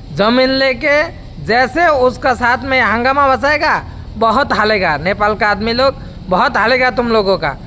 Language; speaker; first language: Hindi; non-native, learner; Bangla